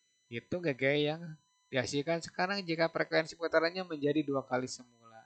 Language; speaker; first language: Indonesian; native; Indonesian